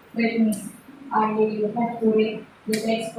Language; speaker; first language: English; non-native, learner; Indonesian